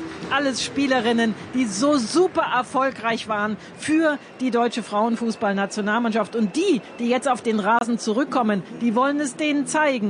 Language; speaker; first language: German; native; German